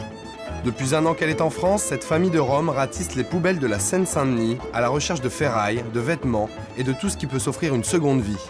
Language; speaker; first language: French; native; French